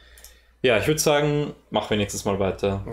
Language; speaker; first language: German; native; German